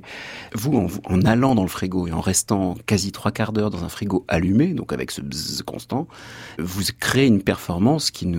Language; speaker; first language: French; native; French